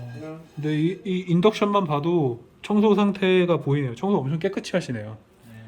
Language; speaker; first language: Korean; native; Korean